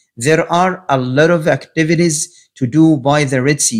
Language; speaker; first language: English; non-native, fluent; Arabic